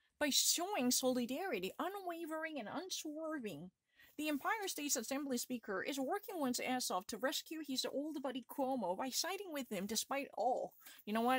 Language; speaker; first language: English; non-native, fluent; Korean